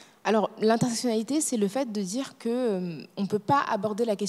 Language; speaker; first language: French; native; French